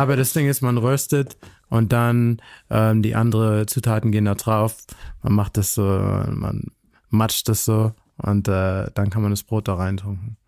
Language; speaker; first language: German; non-native, fluent; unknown